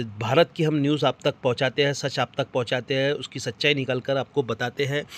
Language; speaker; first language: Hindi; native; Hindi